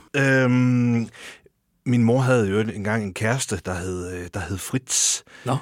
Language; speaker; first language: Danish; native; Danish